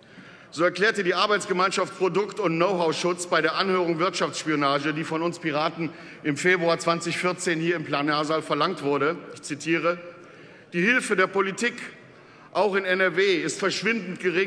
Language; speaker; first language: German; native; German